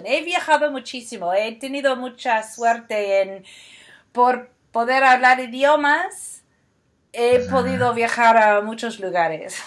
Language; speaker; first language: Spanish; non-native, fluent; English